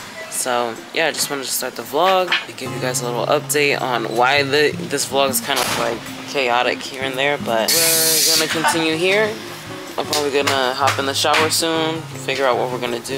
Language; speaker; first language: English; early bilingual, other home language; Spanish